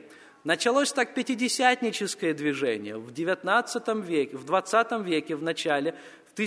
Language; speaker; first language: Russian; native; Russian